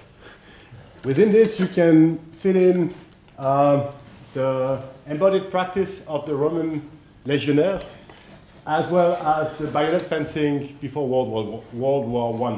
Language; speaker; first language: English; non-native, fluent; French